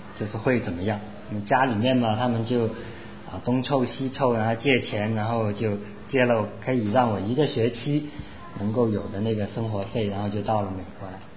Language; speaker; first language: Chinese; non-native, local second language; Cantonese